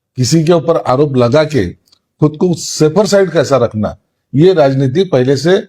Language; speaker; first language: Hindi; non-native, local second language; Marathi